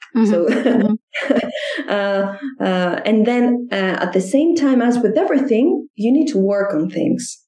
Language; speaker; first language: English; non-native, fluent; Greek